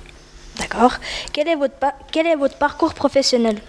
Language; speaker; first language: French; native; French